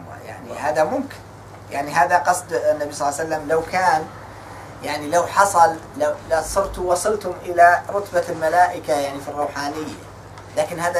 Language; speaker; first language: Arabic; native; Arabic